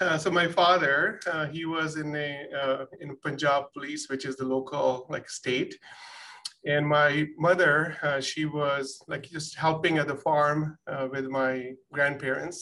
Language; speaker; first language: English; non-native, local second language; Punjabi